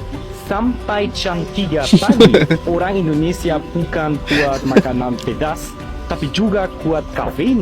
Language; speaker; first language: Indonesian; non-native, fluent; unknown